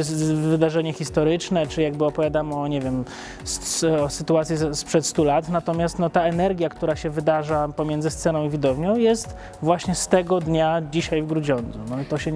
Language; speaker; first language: Polish; native; Polish